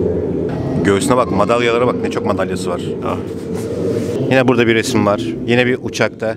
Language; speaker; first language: Turkish; native; Turkish